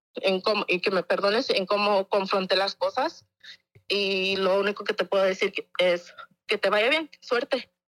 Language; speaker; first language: Spanish; early bilingual, heritage; Spanish